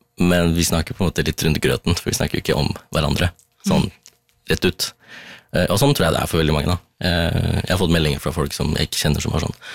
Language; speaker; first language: Norwegian; early bilingual, other home language; Tamil